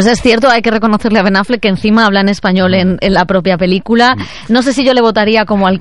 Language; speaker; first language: Spanish; native; Spanish